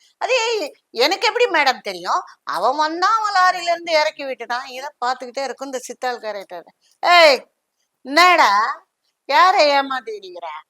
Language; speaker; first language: Tamil; native; Tamil